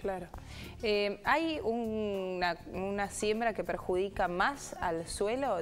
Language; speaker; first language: Spanish; native; Spanish